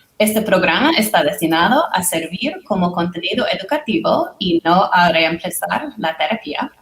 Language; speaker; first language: Spanish; non-native, learner; English